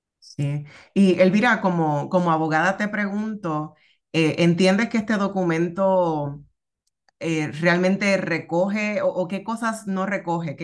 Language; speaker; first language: Spanish; native; Spanish